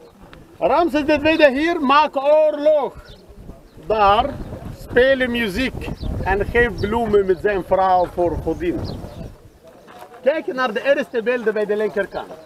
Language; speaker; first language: Dutch; non-native, learner; Arabic